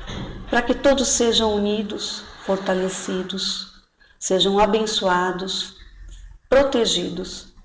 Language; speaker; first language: Portuguese; native; Portuguese